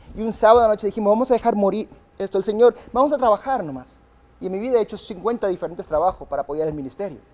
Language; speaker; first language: Spanish; early bilingual, other home language; English